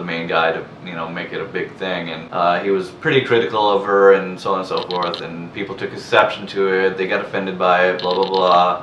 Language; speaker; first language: English; native; English